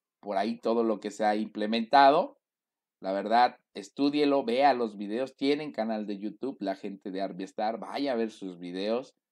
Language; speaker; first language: Spanish; native; Spanish